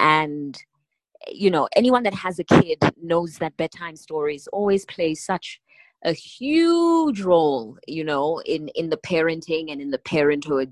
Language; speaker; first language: English; non-native, local second language; Tswana